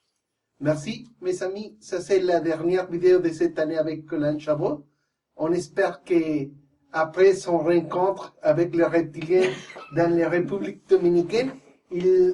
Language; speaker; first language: French; non-native, fluent; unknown